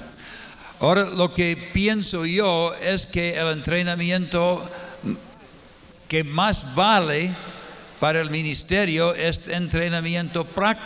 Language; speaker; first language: Spanish; non-native, fluent; English